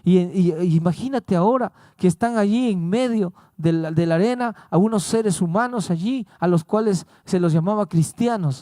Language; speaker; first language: Spanish; native; Spanish